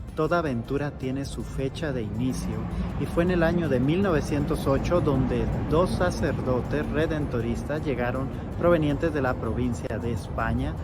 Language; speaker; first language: Spanish; native; Spanish